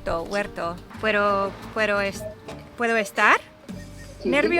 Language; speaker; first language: Spanish; non-native, learner; English